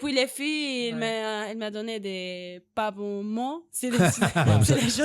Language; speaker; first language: French; non-native, learner; Spanish